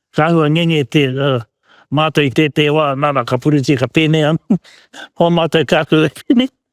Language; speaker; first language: Māori; native; Māori